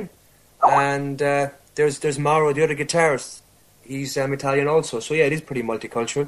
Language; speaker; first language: English; native; English